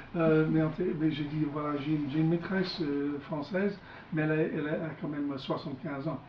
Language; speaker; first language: French; non-native, fluent; English